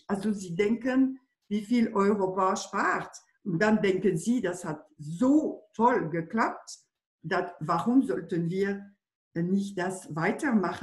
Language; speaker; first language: German; non-native, fluent; French